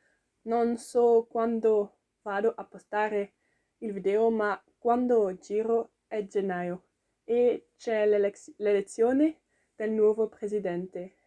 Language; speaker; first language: Italian; non-native, learner; French